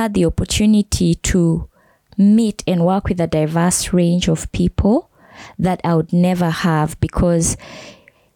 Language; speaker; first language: English; non-native, local second language; Ganda